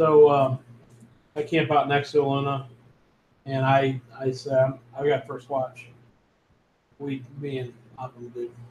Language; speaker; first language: English; native; English